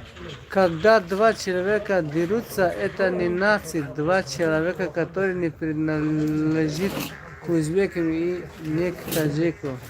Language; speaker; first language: Russian; non-native, fluent; Tajik